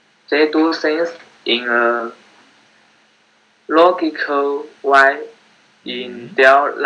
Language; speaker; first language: English; non-native, learner; Chinese